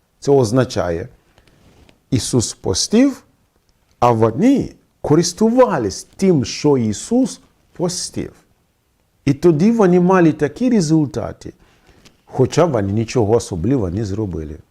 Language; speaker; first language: Ukrainian; non-native, fluent; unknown